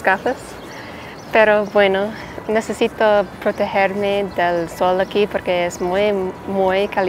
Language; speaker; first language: Spanish; non-native, learner; English